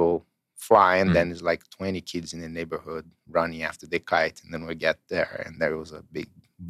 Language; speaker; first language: English; non-native, fluent; Portuguese